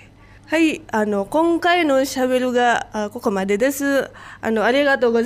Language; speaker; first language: Japanese; non-native, fluent; Indonesian